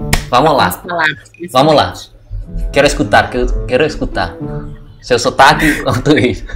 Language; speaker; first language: Portuguese; non-native, learner; Indonesian